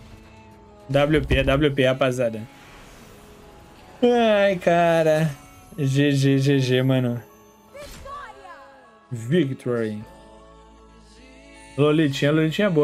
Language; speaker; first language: Portuguese; native; Portuguese